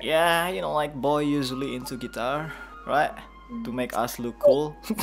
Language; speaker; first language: English; non-native, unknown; Indonesian